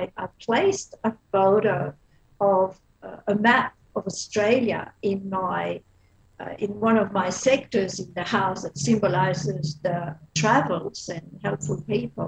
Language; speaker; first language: English; non-native, fluent; Dutch